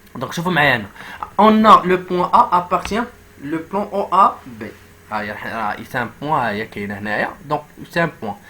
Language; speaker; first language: French; non-native, local second language; Arabic